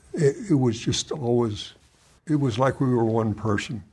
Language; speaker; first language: English; native; English